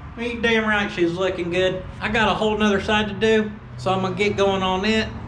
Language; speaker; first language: English; native; English